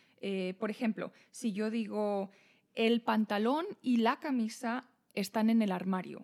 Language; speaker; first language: Spanish; native; Spanish